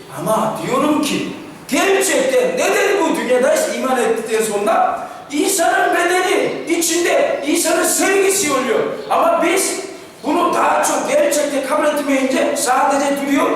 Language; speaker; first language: Turkish; non-native, fluent; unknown